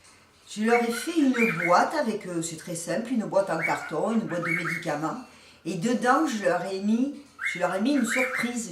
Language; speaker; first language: French; native; French